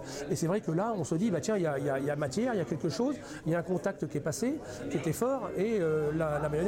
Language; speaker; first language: French; native; French